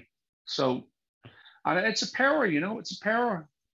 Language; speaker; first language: English; native; English